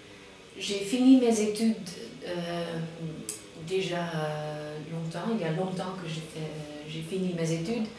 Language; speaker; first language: French; non-native, fluent; Dutch